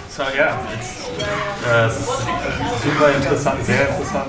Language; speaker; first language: German; non-native, learner; Chinese